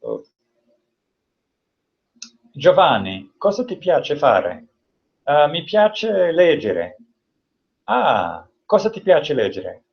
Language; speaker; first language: Italian; non-native, learner; English